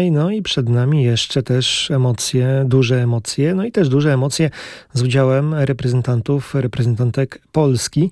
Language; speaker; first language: Polish; native; Polish